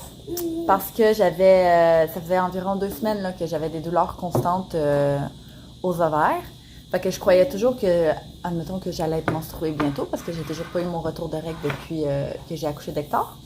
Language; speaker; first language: French; native; French